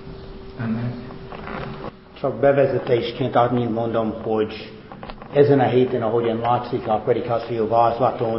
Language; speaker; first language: Hungarian; non-native, fluent; English